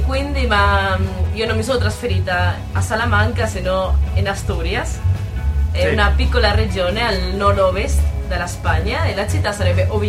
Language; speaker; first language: Italian; non-native, fluent; Spanish